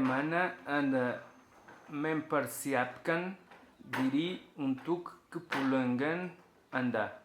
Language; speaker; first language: Indonesian; non-native, learner; Portuguese